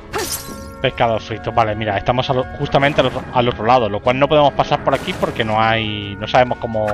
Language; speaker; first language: Spanish; native; Spanish